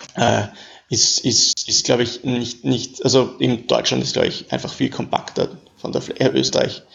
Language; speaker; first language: German; native; German